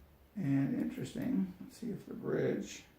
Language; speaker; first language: English; native; English